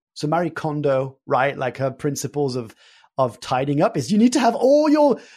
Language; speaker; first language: English; early bilingual, other home language; French